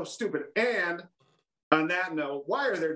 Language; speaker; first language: English; native; English